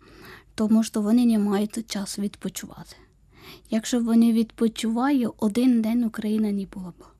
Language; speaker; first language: Ukrainian; non-native, learner; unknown